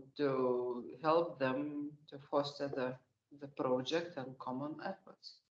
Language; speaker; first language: English; non-native, fluent; Lithuanian